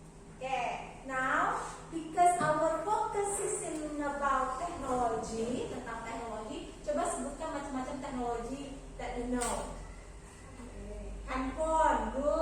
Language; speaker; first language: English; non-native, fluent; Indonesian